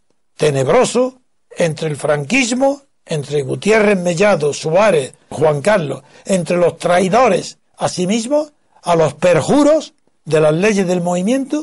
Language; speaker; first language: Spanish; native; Spanish